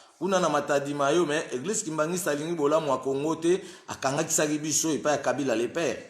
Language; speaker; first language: Lingala; non-native, local second language; Kongo